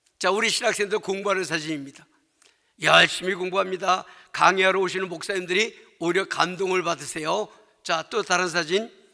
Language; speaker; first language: Korean; native; Korean